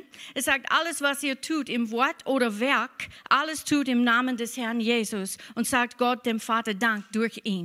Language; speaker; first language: German; non-native, fluent; English